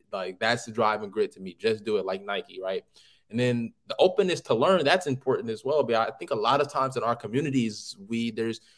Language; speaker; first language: English; native; English